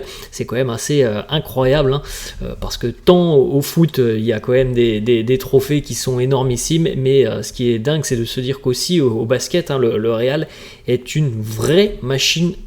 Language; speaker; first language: French; native; French